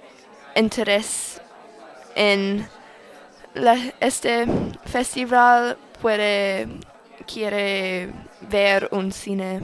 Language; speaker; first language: Spanish; non-native, learner; English